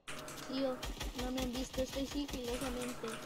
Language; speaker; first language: Spanish; native; Spanish